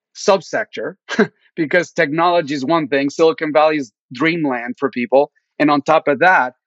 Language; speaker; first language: English; early bilingual, other home language; Spanish